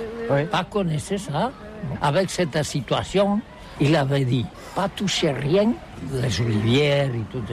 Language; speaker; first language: French; non-native, learner; Catalan